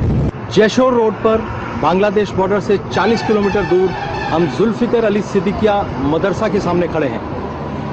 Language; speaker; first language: Hindi; native; Hindi